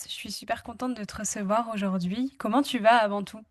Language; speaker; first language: French; native; French